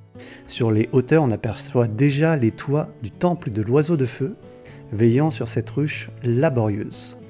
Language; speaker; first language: French; native; French